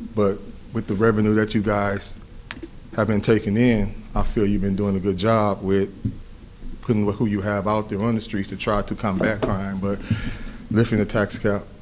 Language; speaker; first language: English; native; English